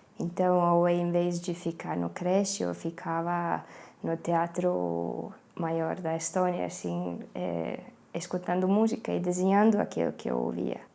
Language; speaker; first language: Portuguese; non-native, fluent; Estonian